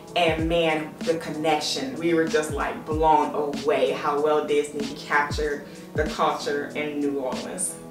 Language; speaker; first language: English; native; English